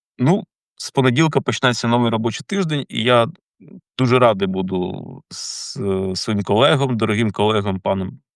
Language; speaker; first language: Ukrainian; native; Ukrainian